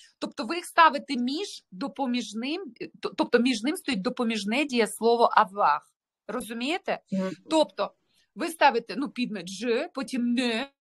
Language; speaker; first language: Ukrainian; non-native, local second language; Russian